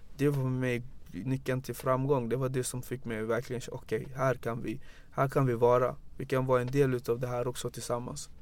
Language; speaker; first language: Swedish; early bilingual, other home language; Wolof